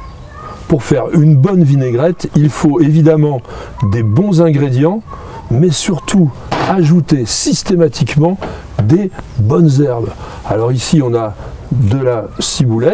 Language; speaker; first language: French; native; French